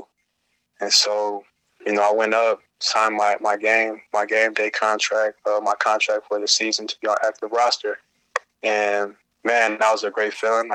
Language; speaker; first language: English; native; English